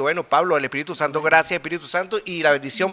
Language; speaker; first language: Spanish; native; Spanish